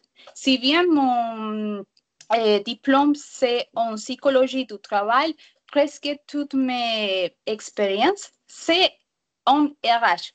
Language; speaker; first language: French; non-native, learner; Spanish